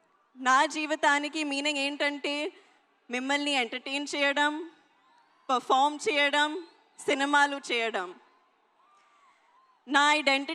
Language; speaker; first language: Telugu; non-native, local second language; Hindi